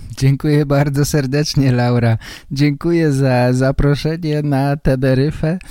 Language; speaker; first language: Polish; native; Polish